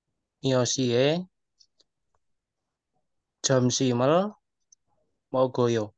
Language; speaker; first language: Korean; non-native, learner; Indonesian